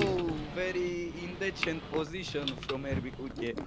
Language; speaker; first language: English; non-native, learner; Romanian